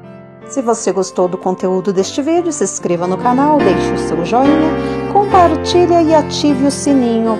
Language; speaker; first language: Portuguese; native; Portuguese